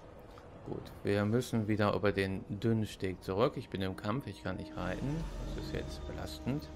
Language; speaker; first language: German; native; German